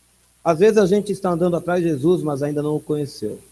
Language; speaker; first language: Portuguese; native; Portuguese